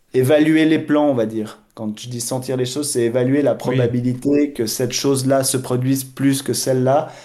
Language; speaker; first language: French; native; French